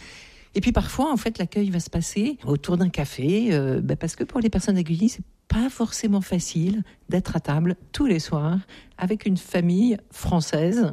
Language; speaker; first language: French; native; French